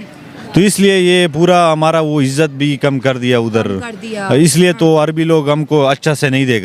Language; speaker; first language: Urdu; non-native, local second language; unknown